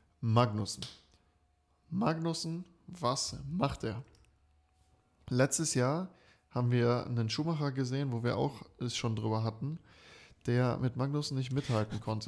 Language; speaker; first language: German; native; German